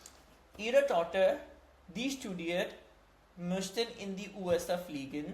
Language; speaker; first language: German; non-native, learner; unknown